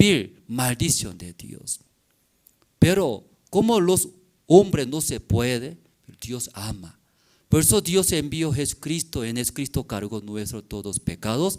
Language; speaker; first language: Spanish; non-native, learner; Korean